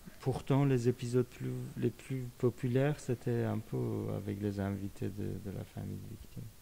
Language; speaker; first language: French; non-native, fluent; Persian